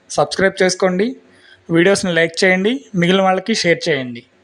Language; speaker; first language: Telugu; native; Telugu